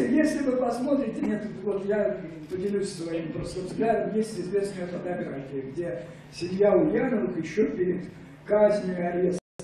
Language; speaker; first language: Russian; native; Russian